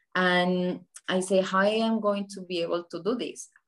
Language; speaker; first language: English; non-native, fluent; Spanish